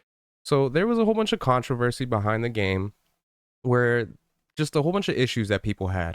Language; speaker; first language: English; native; English